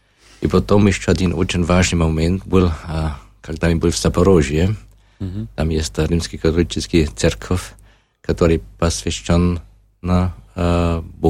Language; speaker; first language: Russian; non-native, learner; German